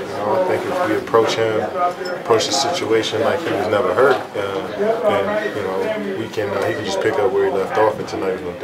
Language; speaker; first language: English; native; English